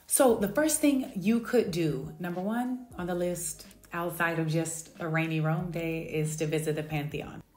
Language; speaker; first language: English; native; English